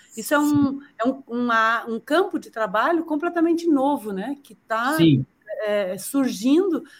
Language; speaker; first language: Portuguese; native; Portuguese